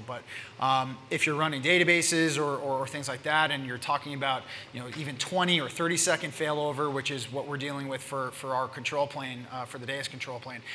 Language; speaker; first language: English; native; English